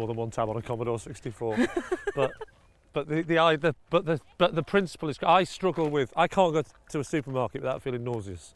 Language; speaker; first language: English; native; English